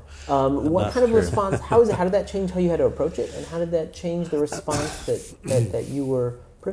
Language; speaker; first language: English; native; English